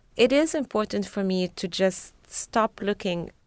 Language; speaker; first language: English; non-native, fluent; Arabic